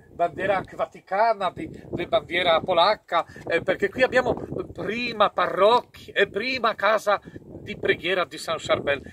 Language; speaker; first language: Italian; non-native, fluent; Polish